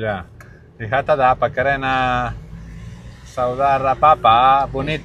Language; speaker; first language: Indonesian; non-native, learner; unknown